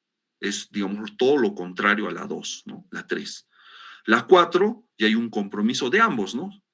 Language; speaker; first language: Spanish; native; Spanish